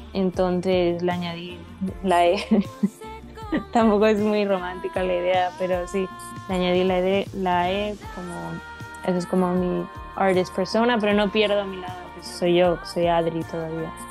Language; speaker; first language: Spanish; early bilingual, heritage; Spanish